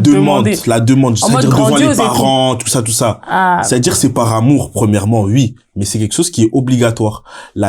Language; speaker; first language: French; native; French